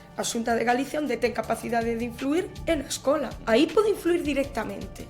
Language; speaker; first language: Galician; non-native, local second language; Spanish